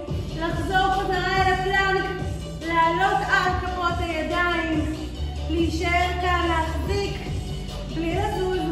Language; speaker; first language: Hebrew; native; Hebrew